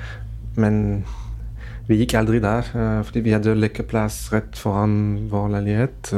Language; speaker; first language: Norwegian; non-native, fluent; French